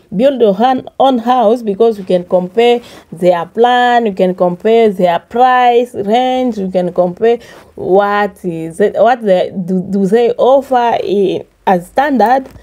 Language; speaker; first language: English; non-native, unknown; Swahili